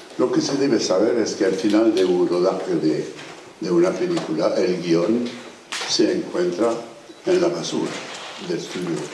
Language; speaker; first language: Spanish; non-native, fluent; French